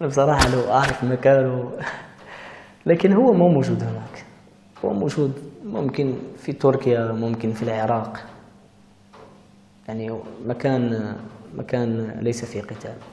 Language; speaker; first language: Arabic; early bilingual, heritage; Arabic